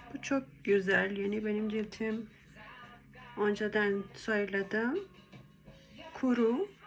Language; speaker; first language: Turkish; non-native, learner; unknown